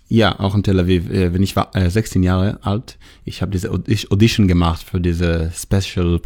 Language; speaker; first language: German; non-native, learner; Hebrew